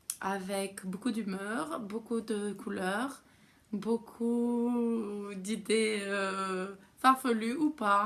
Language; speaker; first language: French; non-native, fluent; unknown